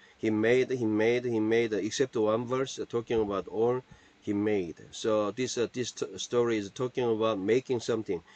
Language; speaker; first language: English; non-native, fluent; Korean